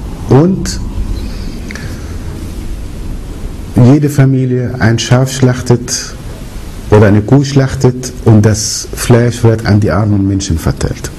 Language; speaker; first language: German; early bilingual, other home language; Arabic